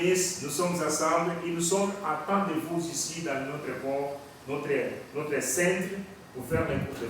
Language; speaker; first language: French; non-native, learner; Portuguese